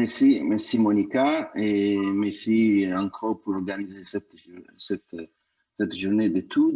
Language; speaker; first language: French; non-native, fluent; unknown